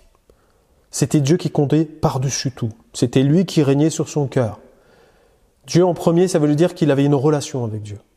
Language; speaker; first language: French; native; French